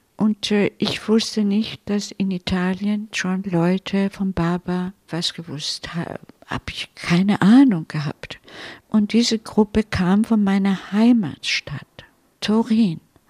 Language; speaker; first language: German; non-native, fluent; Italian